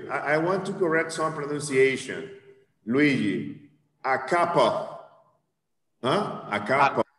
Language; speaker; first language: English; non-native, fluent; Spanish